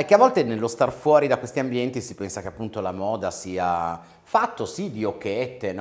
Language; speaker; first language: Italian; native; Italian